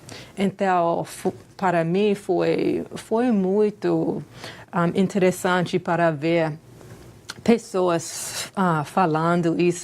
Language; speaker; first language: Portuguese; non-native, fluent; English